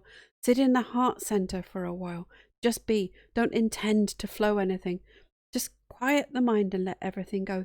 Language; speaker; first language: English; native; English